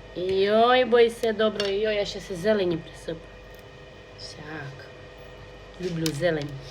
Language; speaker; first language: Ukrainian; native; Ukrainian